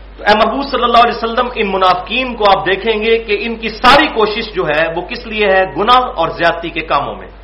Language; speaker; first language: Urdu; native; Urdu